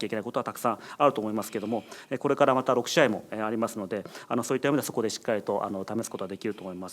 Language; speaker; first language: Japanese; native; Japanese